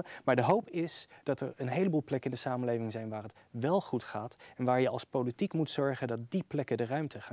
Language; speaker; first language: Dutch; native; Dutch